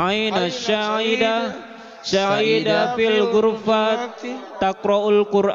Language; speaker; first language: Arabic; non-native, learner; Indonesian